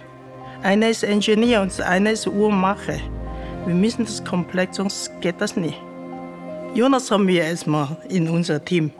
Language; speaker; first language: German; non-native, fluent; Chinese